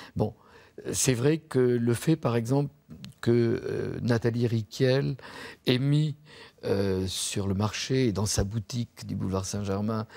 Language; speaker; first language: French; native; French